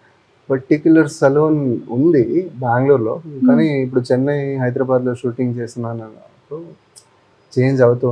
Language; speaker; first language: Telugu; non-native, fluent; Tamil